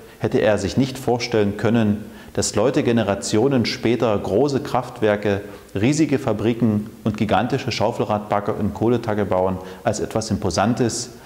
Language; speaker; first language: German; non-native, local second language; Upper Sorbian